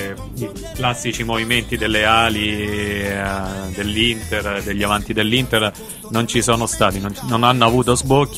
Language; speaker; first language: Italian; native; Italian